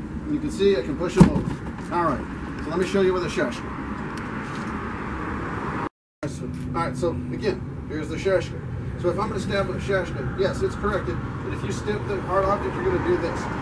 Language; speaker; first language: English; native; English